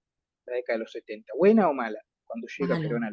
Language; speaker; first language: Spanish; native; Spanish